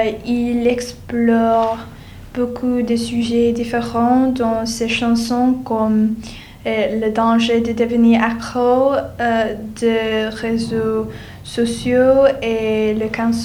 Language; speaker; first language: French; non-native, learner; English